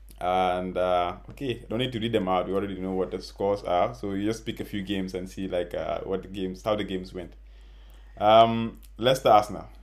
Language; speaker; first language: English; non-native, local second language; Wolof